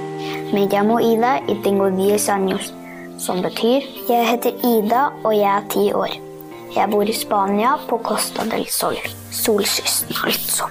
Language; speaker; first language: Norwegian; early bilingual, heritage; Norwegian